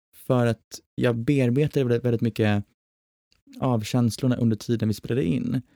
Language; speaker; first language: Swedish; native; Swedish